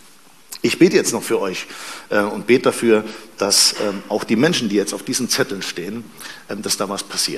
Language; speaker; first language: German; native; German